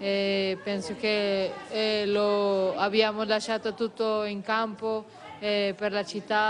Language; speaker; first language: Italian; non-native, fluent; Spanish